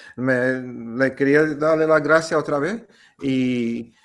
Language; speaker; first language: Spanish; early bilingual, other home language; English